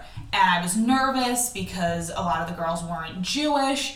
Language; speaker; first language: English; native; English